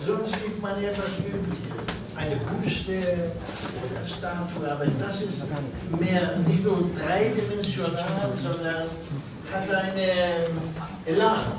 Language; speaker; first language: German; non-native, fluent; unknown